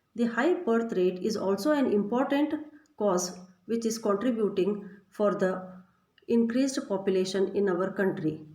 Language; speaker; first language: English; non-native, local second language; Kannada